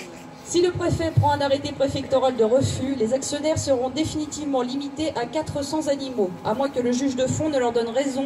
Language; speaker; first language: French; native; French